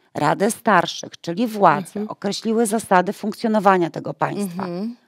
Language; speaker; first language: Polish; native; Polish